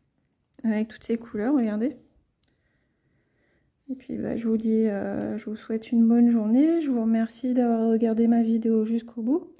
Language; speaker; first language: French; native; French